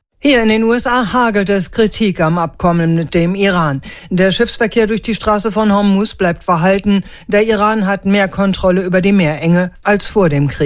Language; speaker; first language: German; native; German